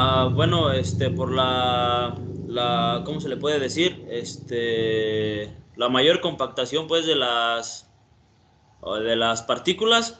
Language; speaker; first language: Spanish; native; Spanish